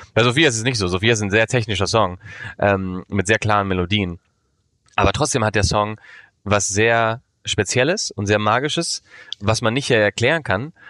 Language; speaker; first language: German; early bilingual, heritage; Spanish